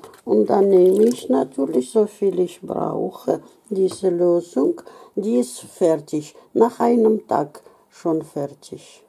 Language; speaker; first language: German; non-native, fluent; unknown